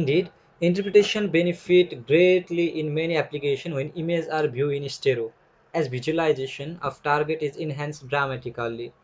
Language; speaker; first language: English; non-native, local second language; Nepali